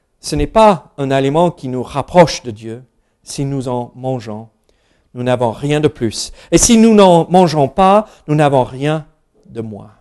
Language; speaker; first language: French; non-native, fluent; English